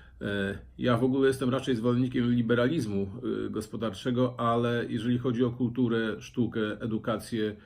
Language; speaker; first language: Polish; native; Polish